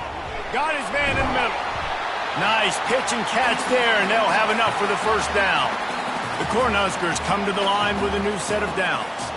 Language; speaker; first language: English; native; English